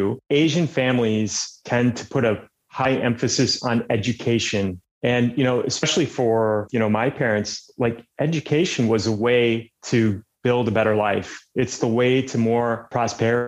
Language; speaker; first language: English; native; English